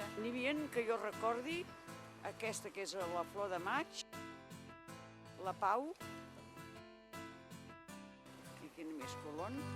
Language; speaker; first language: Catalan; native; Catalan